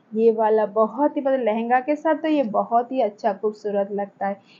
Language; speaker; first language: Hindi; non-native, local second language; Bangla